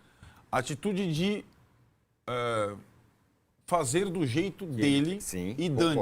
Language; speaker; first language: Portuguese; native; Portuguese